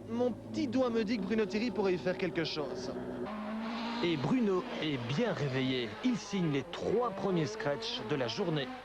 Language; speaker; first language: French; native; French